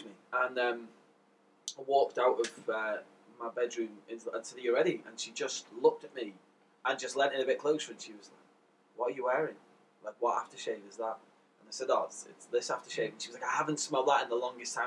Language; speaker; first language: English; native; English